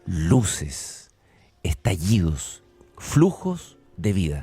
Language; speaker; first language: Spanish; native; Spanish